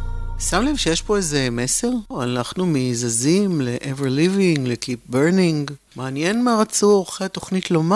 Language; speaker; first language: Hebrew; native; Hebrew